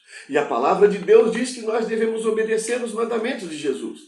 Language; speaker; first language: Portuguese; native; Portuguese